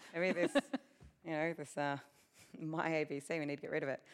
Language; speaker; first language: English; native; English